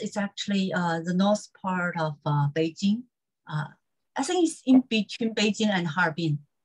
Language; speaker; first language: English; non-native, fluent; Chinese